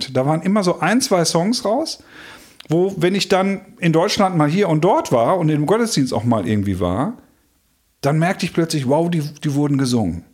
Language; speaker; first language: German; native; German